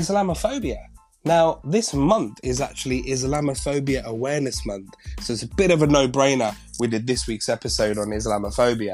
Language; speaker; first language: English; non-native, local second language; Gujarati